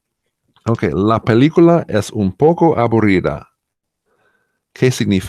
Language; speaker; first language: Spanish; non-native, learner; English